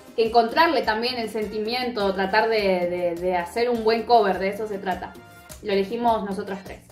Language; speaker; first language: Spanish; native; Spanish